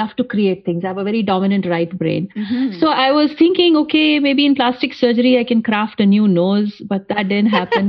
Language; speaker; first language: English; non-native, local second language; Hindi